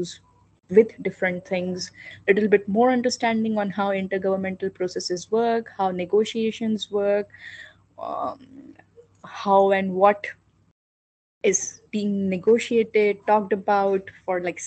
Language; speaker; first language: English; non-native, local second language; Hindi